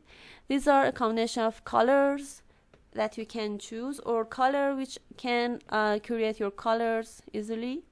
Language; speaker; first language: English; non-native, fluent; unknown